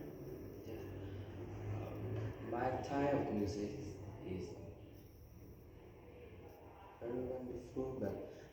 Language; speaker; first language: English; non-native, learner; Vietnamese